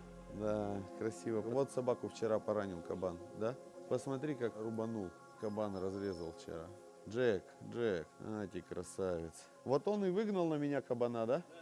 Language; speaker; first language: Russian; native; Russian